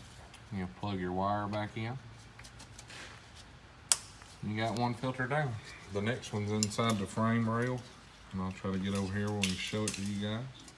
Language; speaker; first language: English; native; English